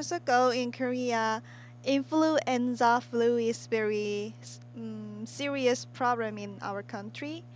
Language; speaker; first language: English; non-native, learner; Korean